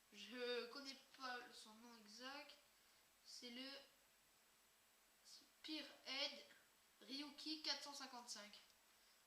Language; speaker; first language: French; native; French